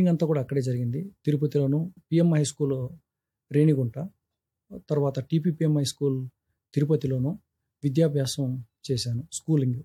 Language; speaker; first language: Telugu; native; Telugu